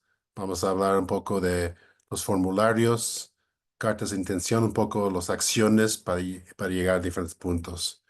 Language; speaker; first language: Spanish; non-native, fluent; English